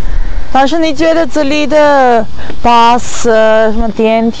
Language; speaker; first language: Chinese; non-native, fluent; Armenian